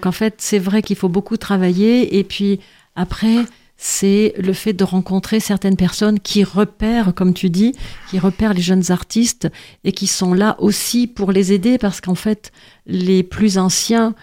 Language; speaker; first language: French; native; French